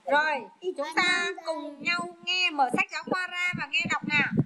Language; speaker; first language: Vietnamese; native; Vietnamese